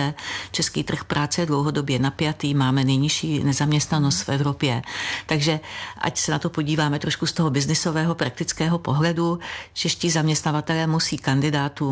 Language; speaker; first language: Czech; native; Czech